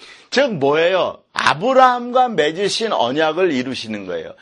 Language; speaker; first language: Korean; native; Korean